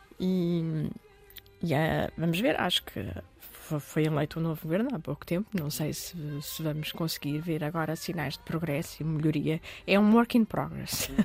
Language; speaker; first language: Portuguese; early bilingual, other home language; Arabic